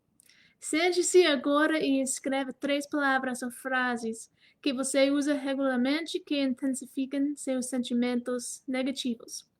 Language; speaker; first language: Portuguese; non-native, fluent; English